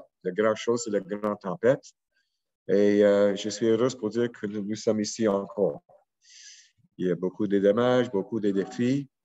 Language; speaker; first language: French; non-native, local second language; English